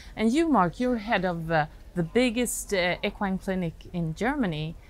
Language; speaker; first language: English; non-native, fluent; Swedish